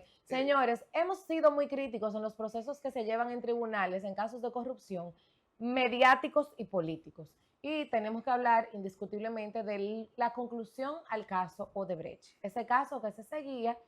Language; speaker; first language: Spanish; native; Spanish